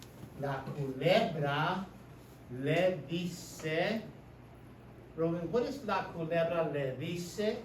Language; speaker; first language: Spanish; non-native, fluent; English